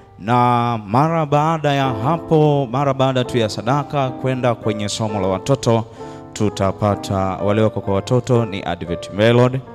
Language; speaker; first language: Swahili; native; Swahili